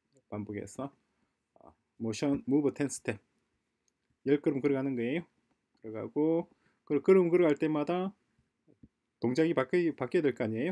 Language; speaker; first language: Korean; native; Korean